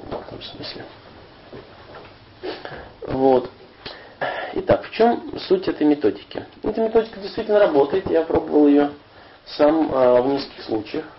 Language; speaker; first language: Russian; native; Russian